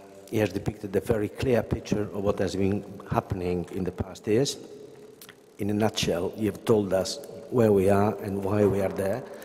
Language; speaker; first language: English; non-native, fluent; Italian